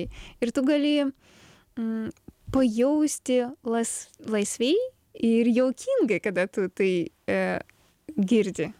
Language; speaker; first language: Lithuanian; non-native, learner; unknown